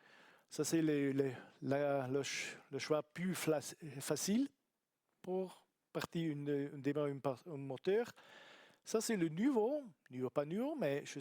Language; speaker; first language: French; non-native, learner; Italian